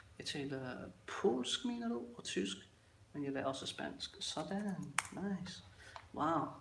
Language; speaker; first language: Danish; native; Danish